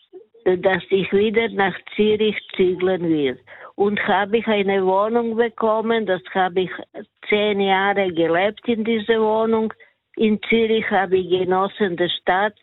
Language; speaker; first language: German; non-native, learner; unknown